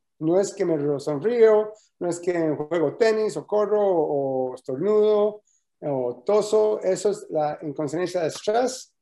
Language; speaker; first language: Spanish; early bilingual, heritage; Spanish